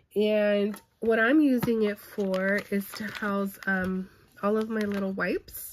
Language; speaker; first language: English; native; English